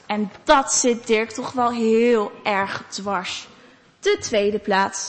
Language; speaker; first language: Dutch; native; Dutch